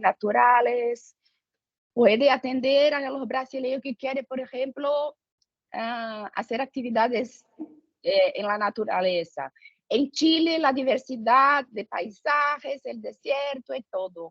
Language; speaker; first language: Spanish; non-native, fluent; Portuguese